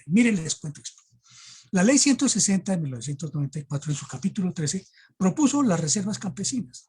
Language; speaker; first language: Spanish; native; Spanish